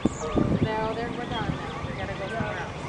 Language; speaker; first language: English; native; English